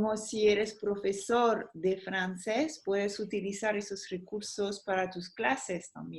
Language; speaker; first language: Spanish; non-native, fluent; French